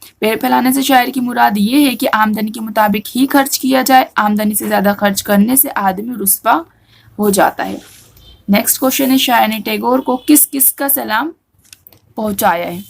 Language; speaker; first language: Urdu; native; Urdu